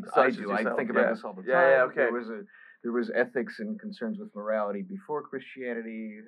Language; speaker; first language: English; early bilingual, other home language; Bulgarian